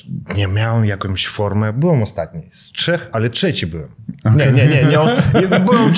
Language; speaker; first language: Polish; non-native, fluent; Russian